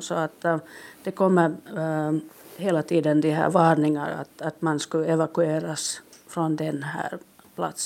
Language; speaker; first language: Swedish; non-native, local second language; Finnish